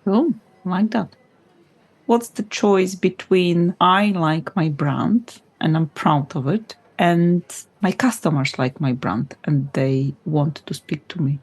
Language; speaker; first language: English; non-native, fluent; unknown